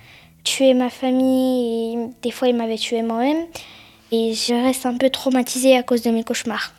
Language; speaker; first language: French; early bilingual, other home language; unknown